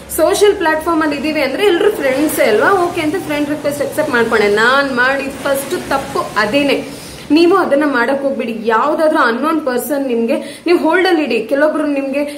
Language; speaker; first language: Kannada; non-native, local second language; Tulu